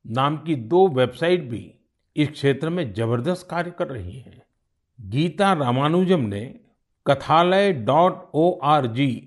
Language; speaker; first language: Hindi; non-native, local second language; Gujarati